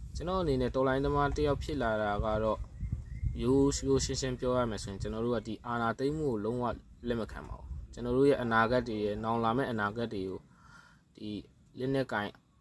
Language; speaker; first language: Burmese; native; Burmese